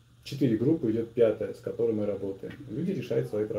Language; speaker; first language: Russian; native; Russian